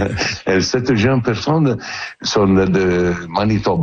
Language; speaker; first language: French; non-native, learner; Italian